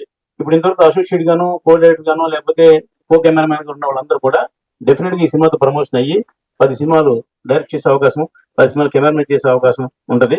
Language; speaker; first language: Telugu; native; Telugu